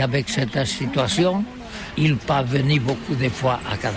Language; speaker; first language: French; non-native, learner; Catalan